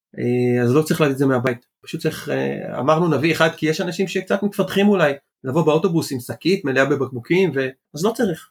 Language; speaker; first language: Hebrew; early bilingual, other home language; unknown